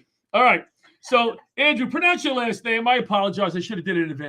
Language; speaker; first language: English; native; English